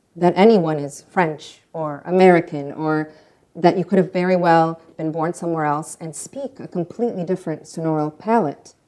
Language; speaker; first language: English; early bilingual, other home language; Russian